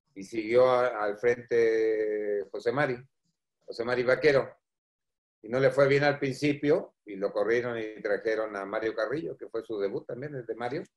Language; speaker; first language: Spanish; native; Spanish